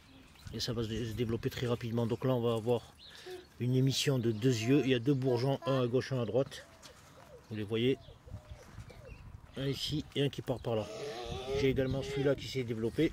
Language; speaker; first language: French; native; French